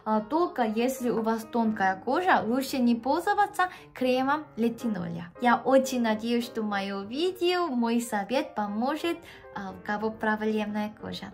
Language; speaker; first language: Russian; non-native, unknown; Korean